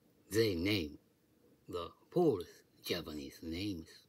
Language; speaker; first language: English; non-native, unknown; Japanese